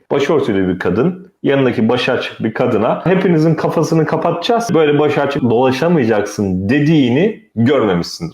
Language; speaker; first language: Turkish; native; Turkish